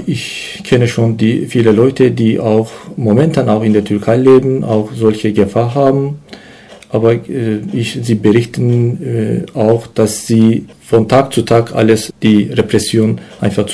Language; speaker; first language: German; non-native, learner; Turkish